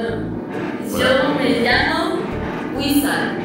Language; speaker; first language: Spanish; early bilingual, other home language; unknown